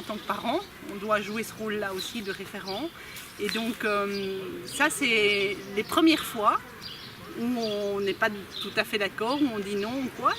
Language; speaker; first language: French; native; French